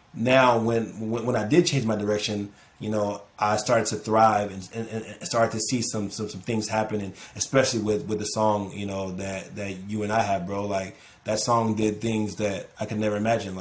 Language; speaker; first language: English; native; English